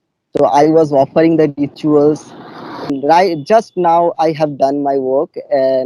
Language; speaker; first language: English; non-native, fluent; Bangla